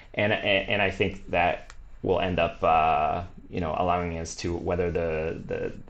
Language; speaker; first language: English; non-native, fluent; Italian